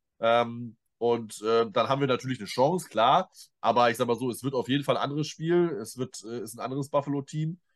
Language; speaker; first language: German; native; German